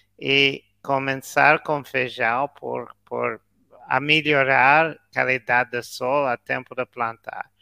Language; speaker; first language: Portuguese; non-native, learner; English